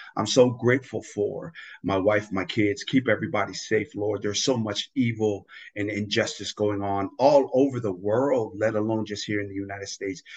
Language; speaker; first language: English; non-native, fluent; Tongan